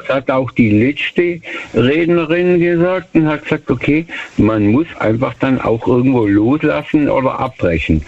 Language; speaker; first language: German; native; German